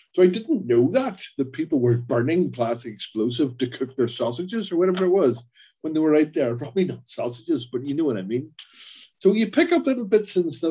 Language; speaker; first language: English; native; English